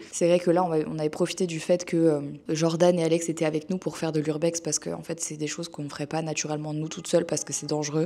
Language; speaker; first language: French; native; French